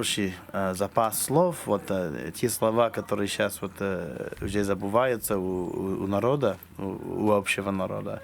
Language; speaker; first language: Russian; non-native, fluent; English